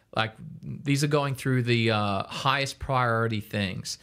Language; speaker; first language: English; native; English